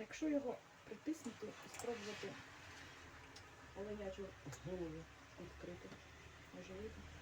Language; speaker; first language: Ukrainian; native; Ukrainian